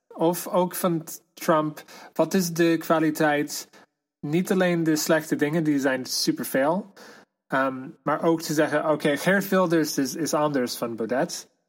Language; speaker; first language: Dutch; non-native, fluent; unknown